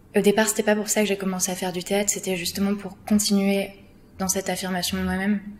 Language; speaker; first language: French; native; French